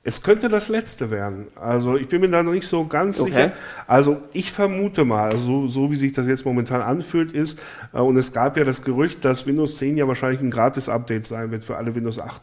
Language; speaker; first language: German; native; German